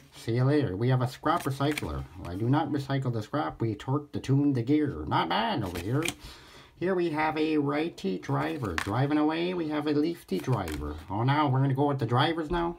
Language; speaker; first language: English; native; English